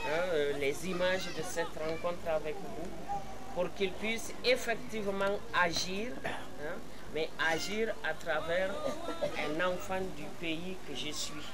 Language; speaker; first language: French; non-native, local second language; Hausa